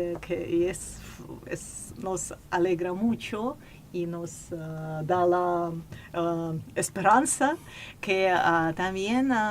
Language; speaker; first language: Spanish; non-native, fluent; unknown